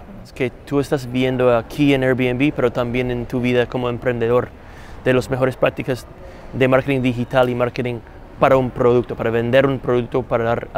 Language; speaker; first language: Spanish; non-native, fluent; English